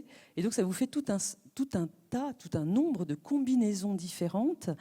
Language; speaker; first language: French; native; French